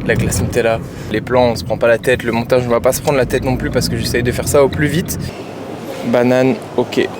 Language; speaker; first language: French; native; French